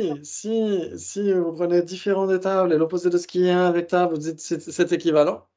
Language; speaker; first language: French; native; French